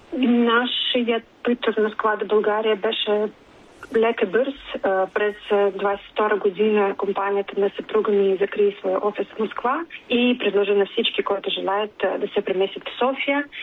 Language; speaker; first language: Bulgarian; non-native, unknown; Russian